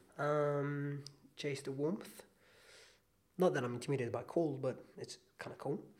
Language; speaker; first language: English; non-native, fluent; Hebrew